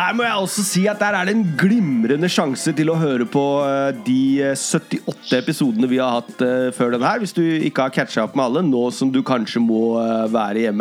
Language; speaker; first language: Norwegian; native; Norwegian